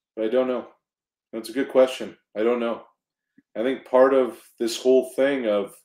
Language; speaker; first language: English; native; English